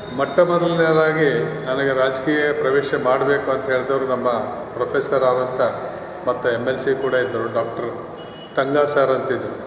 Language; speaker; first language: Kannada; native; Kannada